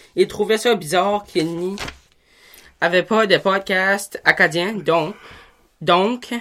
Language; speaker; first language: French; native; French